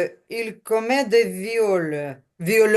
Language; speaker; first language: French; non-native, learner; Ukrainian